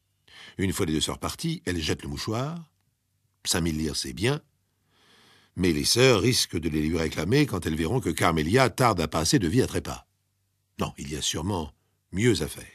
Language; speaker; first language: French; native; French